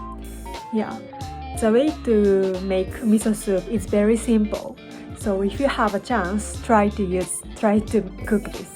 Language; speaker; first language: English; non-native, learner; Japanese